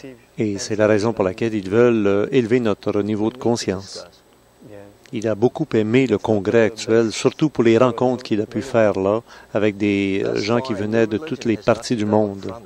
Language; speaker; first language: French; native; French